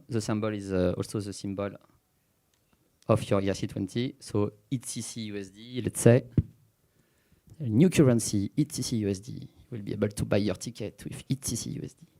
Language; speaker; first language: English; non-native, fluent; French